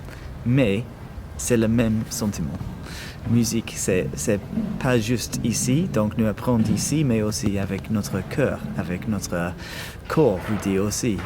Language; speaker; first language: French; non-native, learner; English